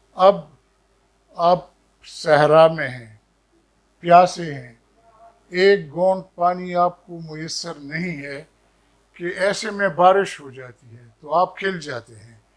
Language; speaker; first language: Urdu; non-native, local second language; Pashto